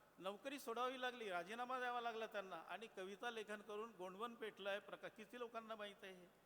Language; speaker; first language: Marathi; non-native, local second language; Gondi